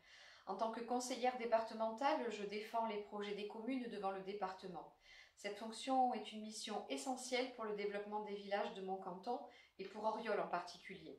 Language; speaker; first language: French; native; French